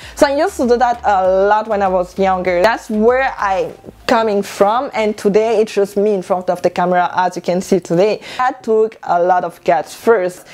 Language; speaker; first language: English; non-native, fluent; French